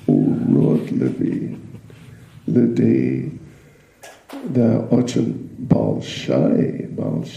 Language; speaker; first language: Russian; non-native, learner; English